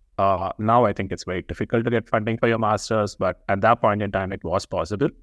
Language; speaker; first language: English; non-native, local second language; Telugu